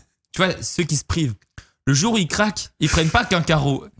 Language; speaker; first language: French; native; French